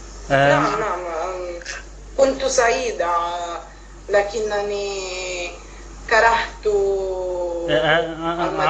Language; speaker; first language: Arabic; non-native, learner; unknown